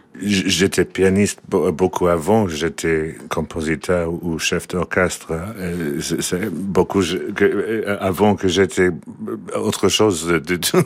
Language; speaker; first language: French; non-native, learner; English